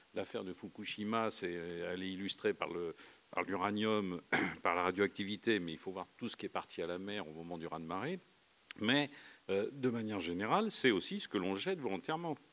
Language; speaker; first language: French; native; French